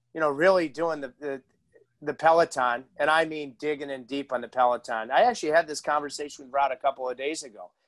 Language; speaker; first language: English; native; English